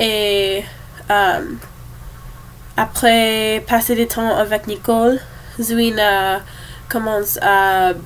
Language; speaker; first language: French; non-native, learner; English